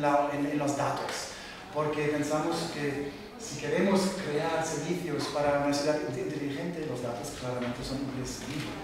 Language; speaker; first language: Spanish; non-native, fluent; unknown